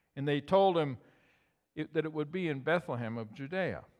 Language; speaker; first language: English; native; English